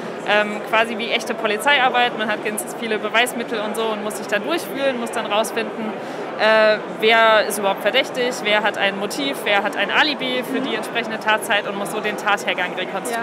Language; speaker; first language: German; native; German